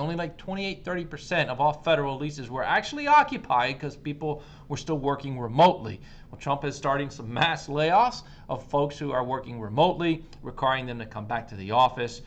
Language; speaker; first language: English; native; English